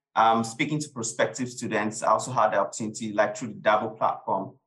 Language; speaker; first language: English; non-native, local second language; Yoruba